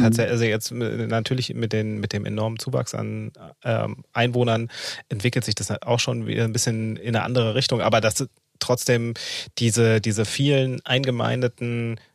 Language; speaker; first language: German; native; German